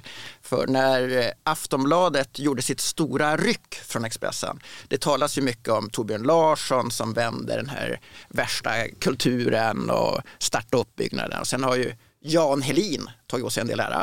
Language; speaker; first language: Swedish; native; Swedish